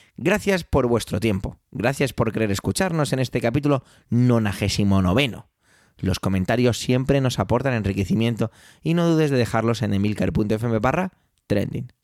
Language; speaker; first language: Spanish; early bilingual, other home language; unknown